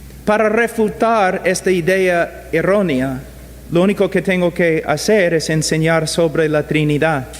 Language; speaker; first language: Spanish; non-native, fluent; English